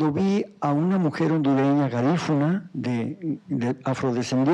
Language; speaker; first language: Spanish; native; Spanish